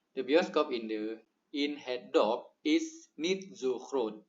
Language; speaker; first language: Dutch; non-native, learner; Indonesian